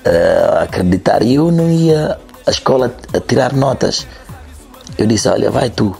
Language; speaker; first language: Portuguese; non-native, local second language; Upper Guinea Crioulo